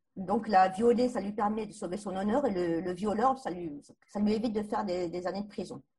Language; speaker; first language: French; native; French